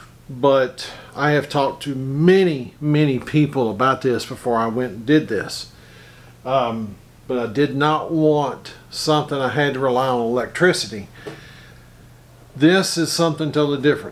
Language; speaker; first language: English; native; English